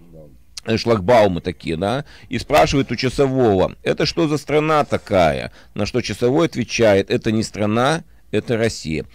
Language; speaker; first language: Russian; native; Russian